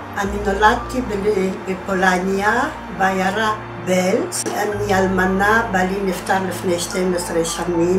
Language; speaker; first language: Hebrew; non-native, fluent; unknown